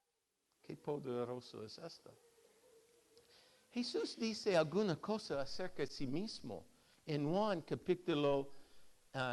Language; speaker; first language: Spanish; non-native, fluent; English